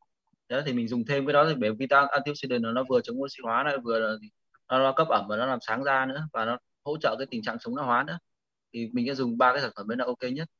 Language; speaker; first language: Vietnamese; native; Vietnamese